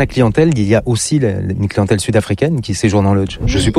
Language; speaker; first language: French; native; French